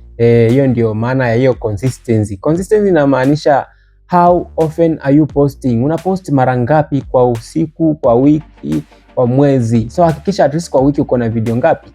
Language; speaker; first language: Swahili; non-native, local second language; Luyia